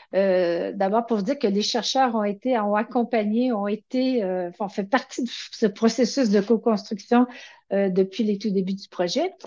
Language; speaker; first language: French; native; French